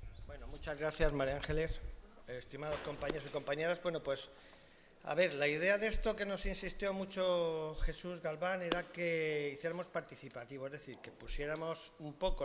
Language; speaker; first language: Spanish; native; Spanish